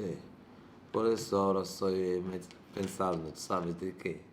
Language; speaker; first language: Spanish; non-native, learner; Arabic